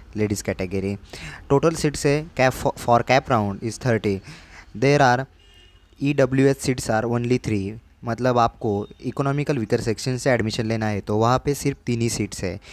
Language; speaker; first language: Hindi; non-native, local second language; Marathi